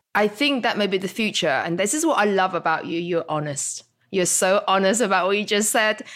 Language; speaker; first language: English; non-native, local second language; Cantonese